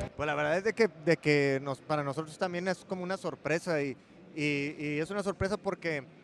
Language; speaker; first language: Spanish; native; Spanish